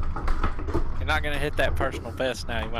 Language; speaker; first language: English; native; English